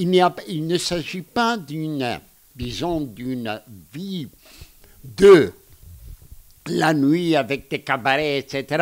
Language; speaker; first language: French; non-native, fluent; Greek